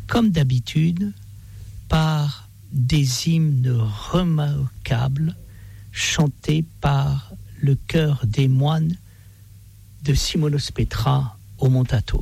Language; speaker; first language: French; native; French